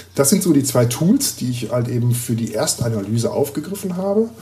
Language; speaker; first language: German; native; German